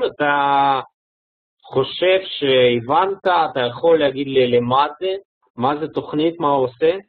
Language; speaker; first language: Hebrew; non-native, fluent; Russian